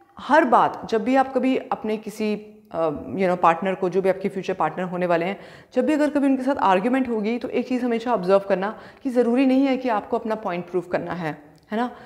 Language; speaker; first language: Hindi; native; Hindi